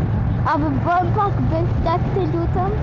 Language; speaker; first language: Albanian; early bilingual, heritage; Albanian